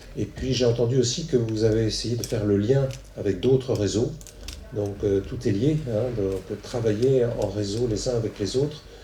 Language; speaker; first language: French; native; French